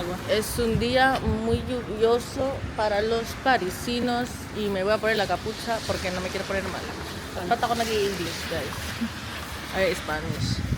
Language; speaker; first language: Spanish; non-native, learner; Filipino